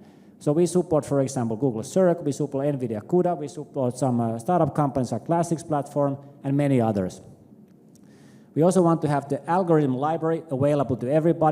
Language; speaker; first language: English; non-native, fluent; Finnish